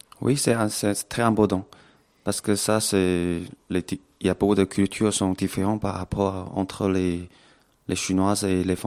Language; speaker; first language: French; non-native, fluent; Chinese